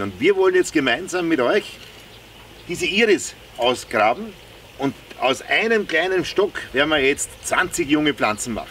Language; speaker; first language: German; native; German